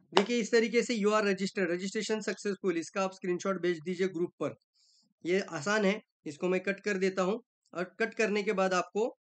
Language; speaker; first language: Hindi; non-native, local second language; Marathi